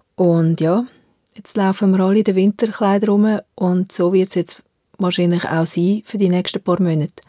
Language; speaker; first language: German; native; German